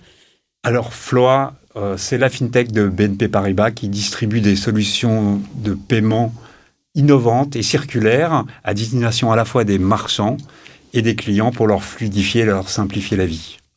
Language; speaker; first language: French; native; French